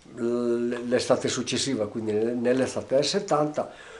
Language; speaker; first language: Italian; non-native, local second language; Sardinian